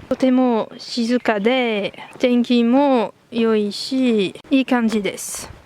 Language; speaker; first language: Japanese; non-native, learner; French